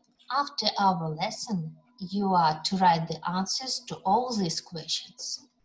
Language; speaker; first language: English; non-native, fluent; Ukrainian